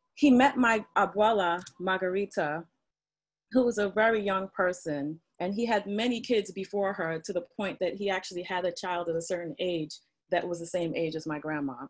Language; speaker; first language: English; native; English